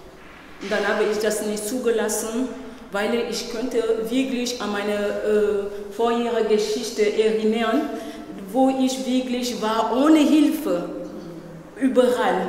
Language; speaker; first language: German; non-native, learner; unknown